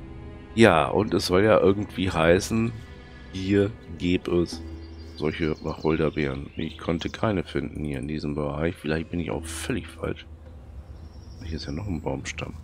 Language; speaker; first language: German; native; German